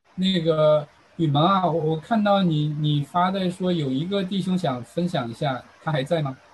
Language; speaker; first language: Chinese; native; Chinese